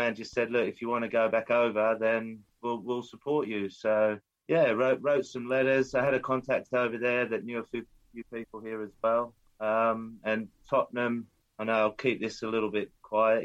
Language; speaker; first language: English; native; English